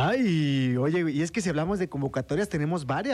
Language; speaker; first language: Spanish; native; Spanish